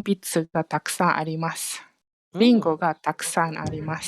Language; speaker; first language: Japanese; non-native, fluent; Malay